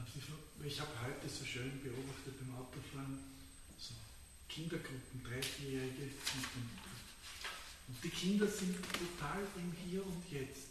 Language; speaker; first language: German; native; German